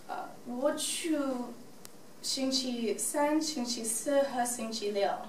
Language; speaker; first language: Chinese; non-native, learner; English